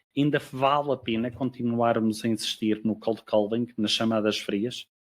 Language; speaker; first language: Portuguese; native; Portuguese